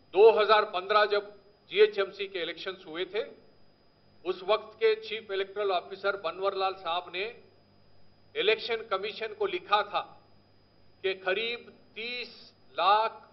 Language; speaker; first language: Hindi; non-native, local second language; Telugu